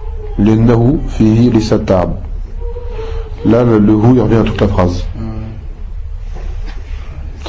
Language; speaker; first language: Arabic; non-native, fluent; French